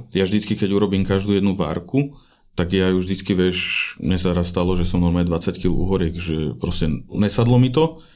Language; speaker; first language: Slovak; native; Slovak